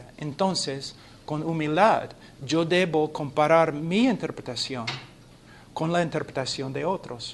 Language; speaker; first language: Spanish; non-native, fluent; English